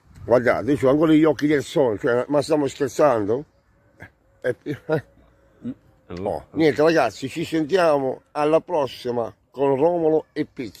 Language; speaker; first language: Italian; native; Italian